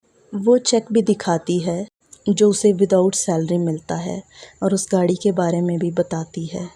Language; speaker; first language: Urdu; native; Urdu